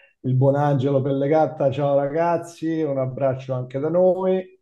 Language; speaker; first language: Italian; native; Italian